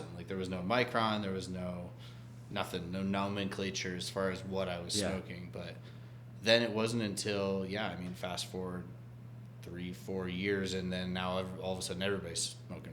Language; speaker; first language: English; native; English